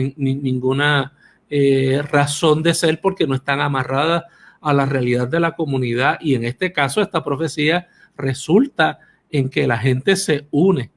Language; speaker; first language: Spanish; native; Spanish